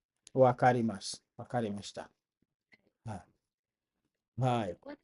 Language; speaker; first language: Japanese; non-native, learner; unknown